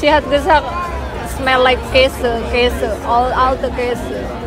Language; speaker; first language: English; non-native, learner; Indonesian